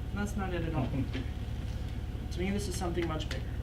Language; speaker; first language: English; native; English